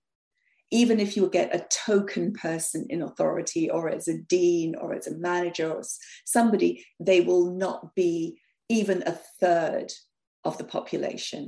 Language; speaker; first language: English; native; English